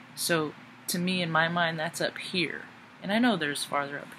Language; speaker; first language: English; native; English